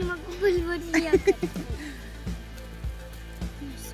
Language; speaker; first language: Russian; early bilingual, heritage; Russian